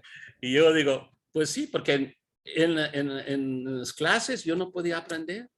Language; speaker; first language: Spanish; non-native, fluent; English